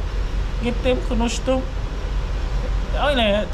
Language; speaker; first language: Turkish; non-native, fluent; Khmer